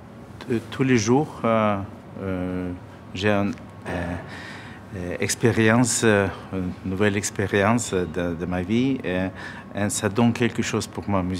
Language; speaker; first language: French; non-native, learner; Russian